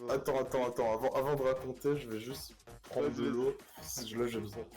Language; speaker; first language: French; native; French